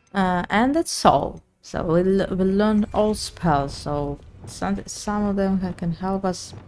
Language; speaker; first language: English; non-native, learner; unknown